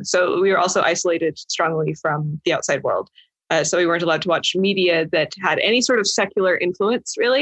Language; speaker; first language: English; native; English